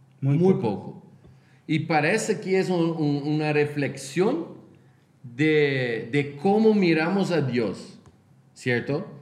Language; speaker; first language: Spanish; non-native, fluent; Portuguese